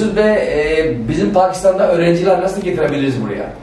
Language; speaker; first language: Turkish; non-native, fluent; Urdu